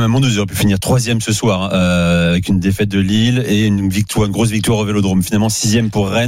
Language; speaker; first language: French; native; French